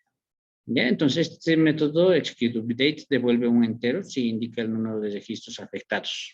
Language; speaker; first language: Spanish; native; Spanish